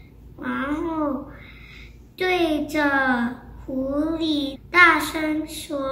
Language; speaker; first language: Chinese; early bilingual, heritage; Chinese